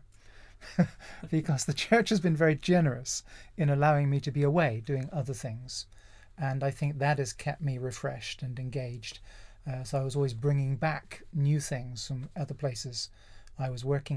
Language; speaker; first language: English; native; English